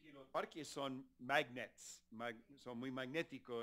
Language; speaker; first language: Spanish; early bilingual, other home language; English